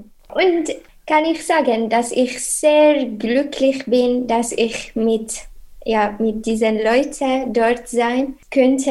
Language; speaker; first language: German; non-native, learner; Arabic